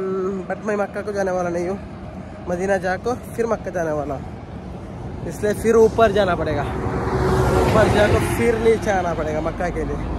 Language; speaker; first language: Hindi; non-native, local second language; Kannada